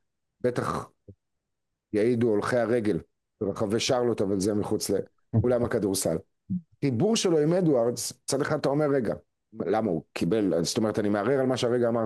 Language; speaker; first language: Hebrew; native; Hebrew